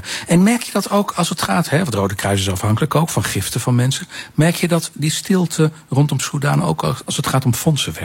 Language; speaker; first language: Dutch; native; Dutch